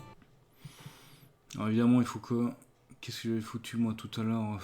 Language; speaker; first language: French; native; French